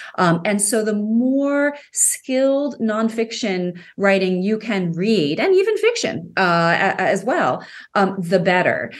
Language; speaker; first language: English; native; English